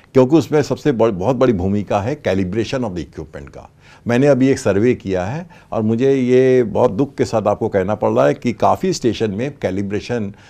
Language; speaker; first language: Hindi; native; Hindi